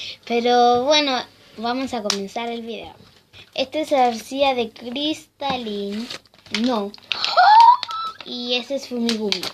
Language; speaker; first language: Spanish; native; Spanish